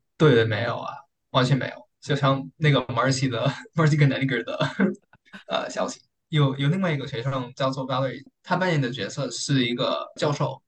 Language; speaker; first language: Chinese; non-native, learner; English